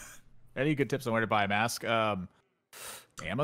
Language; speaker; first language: English; native; English